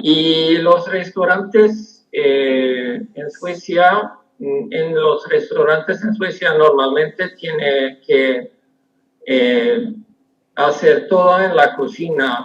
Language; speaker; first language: Spanish; non-native, fluent; Swedish